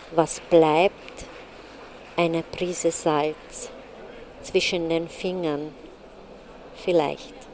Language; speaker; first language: German; non-native, fluent; Hungarian